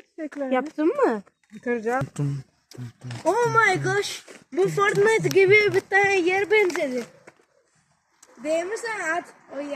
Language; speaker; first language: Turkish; early bilingual, heritage; Turkish